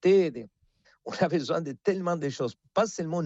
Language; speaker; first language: French; non-native, fluent; Spanish